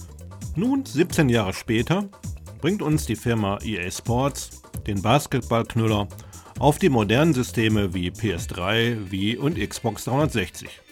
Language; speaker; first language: German; native; German